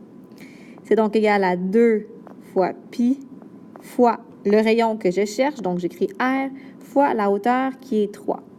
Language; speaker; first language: French; native; French